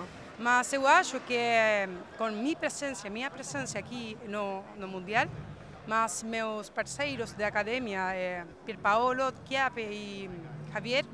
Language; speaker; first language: Portuguese; non-native, learner; Spanish